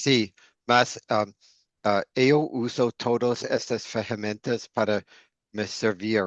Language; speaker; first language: Portuguese; non-native, learner; English